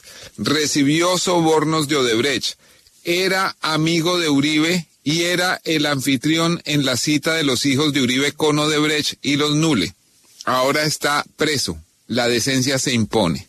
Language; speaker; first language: Spanish; native; Spanish